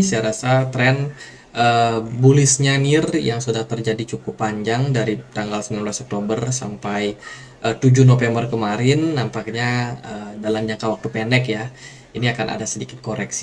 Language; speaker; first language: Indonesian; native; Indonesian